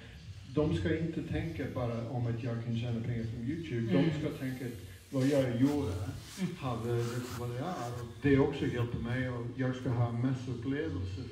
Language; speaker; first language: Swedish; non-native, fluent; English